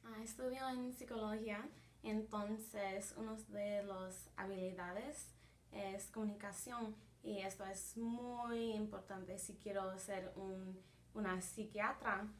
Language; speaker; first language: Spanish; early bilingual, heritage; Spanish